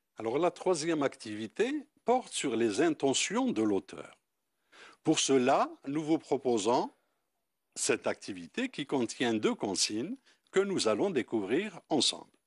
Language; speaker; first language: French; non-native, local second language; Arabic